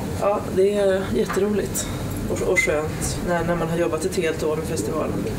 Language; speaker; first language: Swedish; native; Swedish